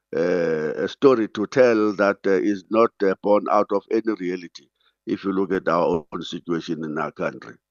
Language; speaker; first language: English; non-native, local second language; Xhosa